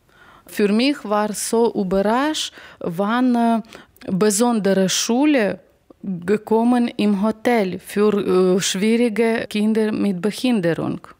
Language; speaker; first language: German; non-native, learner; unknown